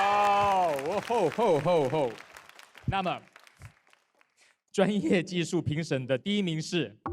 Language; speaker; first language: Chinese; native; Chinese